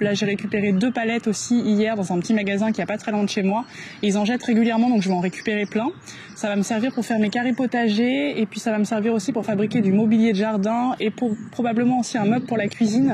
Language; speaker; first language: French; native; French